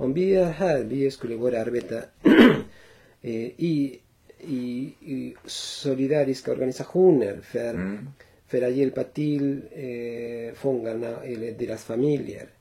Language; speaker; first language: Swedish; non-native, fluent; Spanish